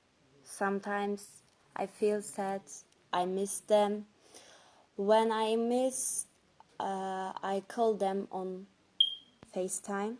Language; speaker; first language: English; non-native, fluent; Turkish